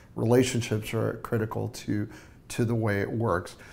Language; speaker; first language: English; native; English